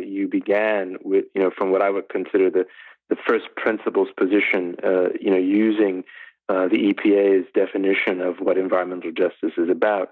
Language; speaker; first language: English; native; English